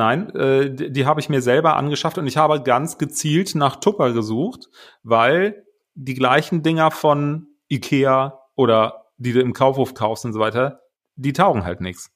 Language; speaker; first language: German; native; German